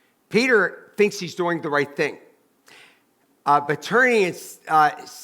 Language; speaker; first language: English; native; English